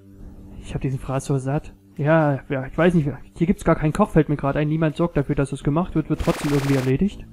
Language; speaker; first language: German; native; German